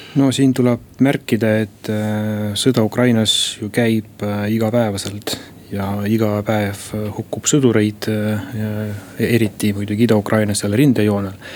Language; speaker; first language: Estonian; non-native, local second language; Russian